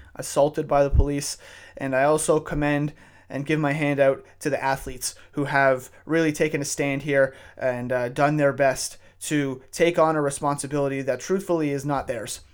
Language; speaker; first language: English; native; English